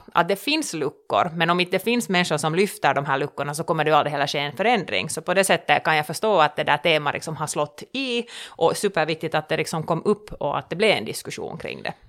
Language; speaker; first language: Swedish; native; Swedish